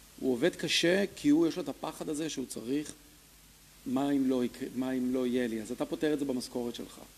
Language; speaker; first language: Hebrew; early bilingual, other home language; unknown